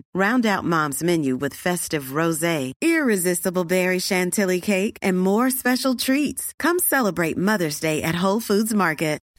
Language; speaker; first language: Spanish; native; Spanish